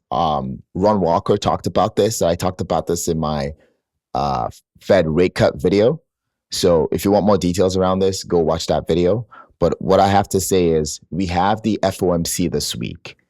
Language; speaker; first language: English; native; English